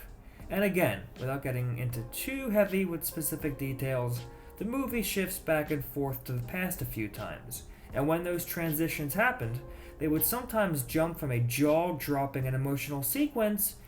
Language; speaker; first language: English; native; English